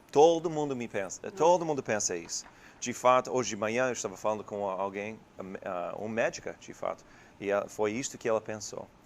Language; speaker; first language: Portuguese; non-native, fluent; English